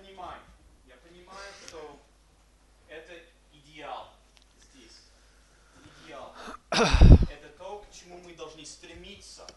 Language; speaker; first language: Russian; non-native, fluent; English